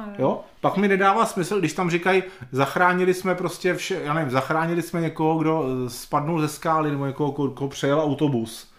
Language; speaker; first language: Czech; native; Czech